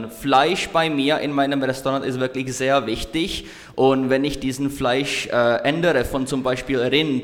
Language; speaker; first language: German; non-native, learner; Czech